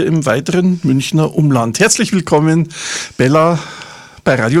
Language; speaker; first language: German; native; German